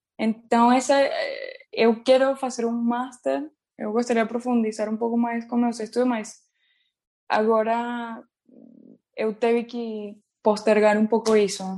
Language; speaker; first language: Portuguese; non-native, learner; Spanish